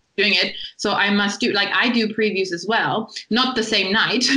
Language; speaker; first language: English; non-native, fluent; German